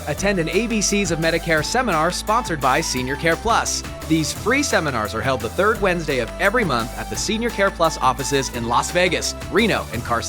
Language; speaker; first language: English; native; English